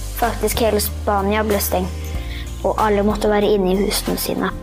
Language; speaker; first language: Norwegian; early bilingual, heritage; Norwegian